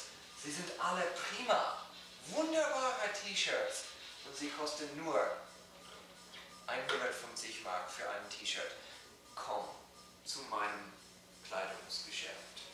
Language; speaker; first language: German; non-native, learner; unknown